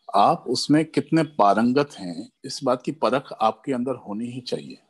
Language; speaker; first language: Hindi; early bilingual, other home language; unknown